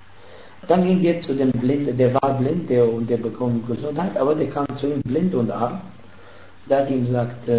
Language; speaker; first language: German; non-native, fluent; Arabic